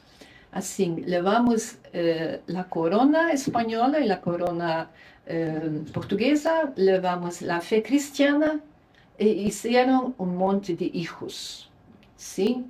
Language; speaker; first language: Spanish; non-native, fluent; Luxembourgish